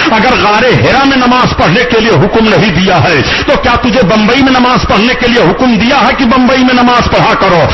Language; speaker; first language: Urdu; native; Urdu